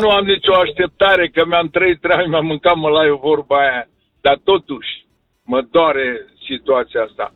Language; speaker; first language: Romanian; native; Romanian